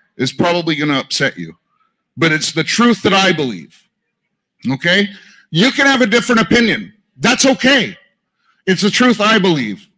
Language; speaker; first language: English; native; English